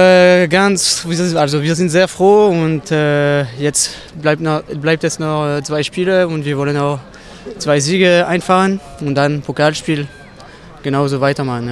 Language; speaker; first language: German; non-native, fluent; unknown